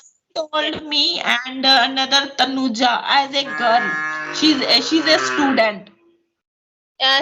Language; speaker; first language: English; non-native, local second language; Hindi